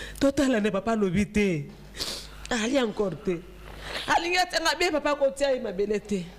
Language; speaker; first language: Lingala; non-native, local second language; Luba-Lulua